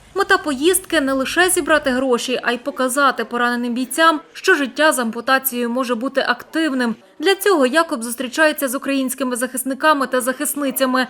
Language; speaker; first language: Ukrainian; native; Ukrainian